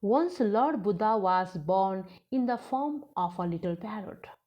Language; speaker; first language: English; non-native, local second language; Nepali